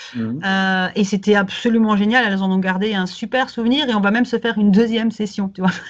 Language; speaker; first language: French; native; French